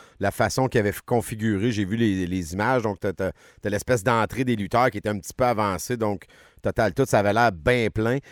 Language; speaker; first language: French; native; French